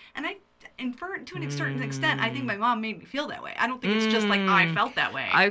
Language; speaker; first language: English; native; English